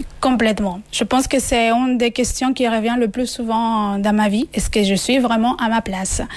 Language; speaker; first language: French; non-native, fluent; Spanish